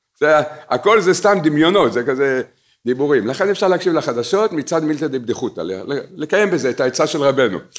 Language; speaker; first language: Hebrew; native; Hebrew